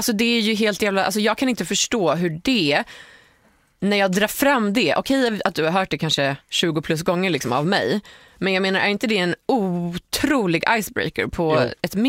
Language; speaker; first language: Swedish; native; Swedish